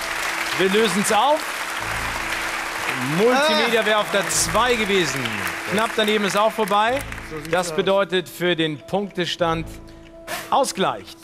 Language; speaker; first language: German; native; German